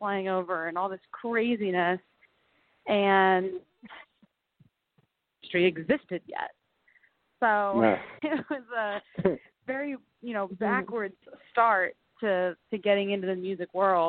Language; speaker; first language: English; native; English